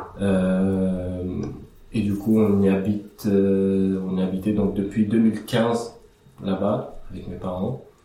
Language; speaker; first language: French; early bilingual, other home language; Assyrian Neo-Aramaic